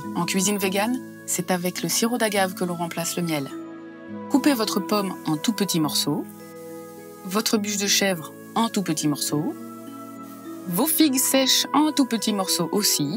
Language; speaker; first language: French; native; French